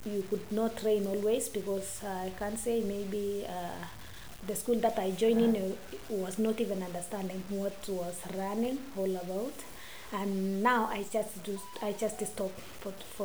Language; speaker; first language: English; non-native, local second language; Kalenjin